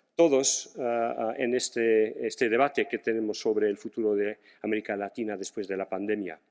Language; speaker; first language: Spanish; non-native, fluent; English